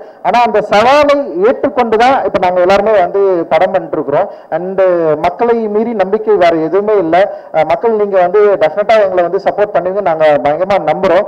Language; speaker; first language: Tamil; native; Tamil